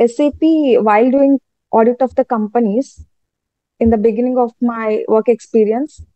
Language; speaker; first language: English; non-native, local second language; Telugu